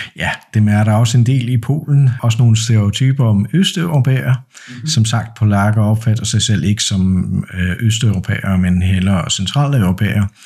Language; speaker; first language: Danish; non-native, fluent; Polish